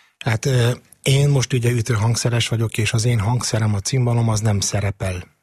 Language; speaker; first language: Hungarian; native; Hungarian